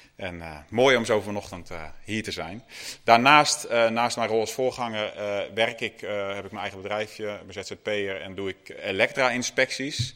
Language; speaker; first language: Dutch; native; Dutch